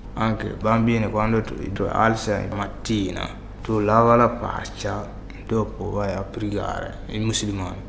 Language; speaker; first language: Italian; non-native, learner; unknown